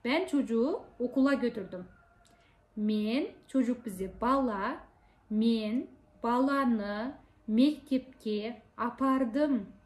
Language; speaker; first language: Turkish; non-native, fluent; Kazakh